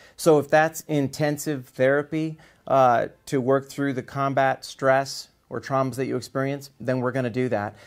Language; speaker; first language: English; native; English